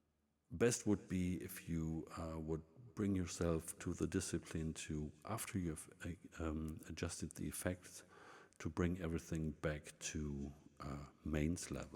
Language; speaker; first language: English; non-native, fluent; German